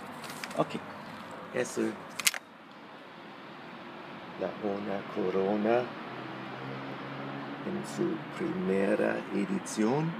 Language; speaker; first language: Spanish; non-native, fluent; German